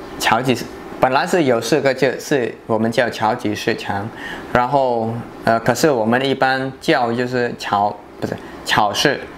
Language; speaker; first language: Chinese; non-native, fluent; Khmer